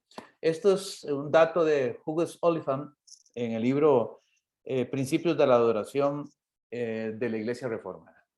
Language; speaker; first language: Spanish; native; Spanish